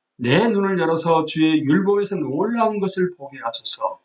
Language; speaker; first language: Korean; native; Korean